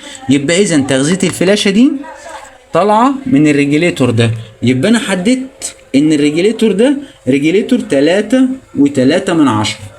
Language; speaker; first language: Arabic; native; Arabic